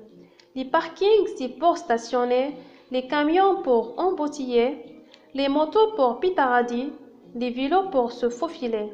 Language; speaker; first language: French; non-native, local second language; Arabic